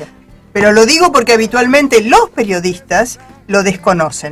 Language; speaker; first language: Spanish; native; Spanish